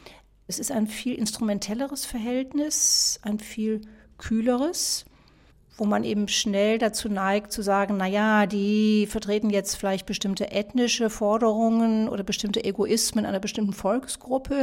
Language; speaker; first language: German; native; German